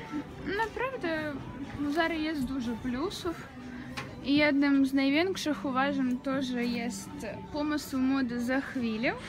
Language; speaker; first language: Polish; non-native, learner; Ukrainian